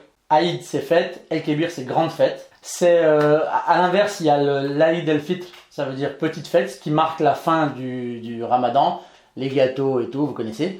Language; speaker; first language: French; native; French